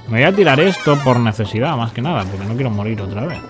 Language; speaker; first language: Spanish; native; Spanish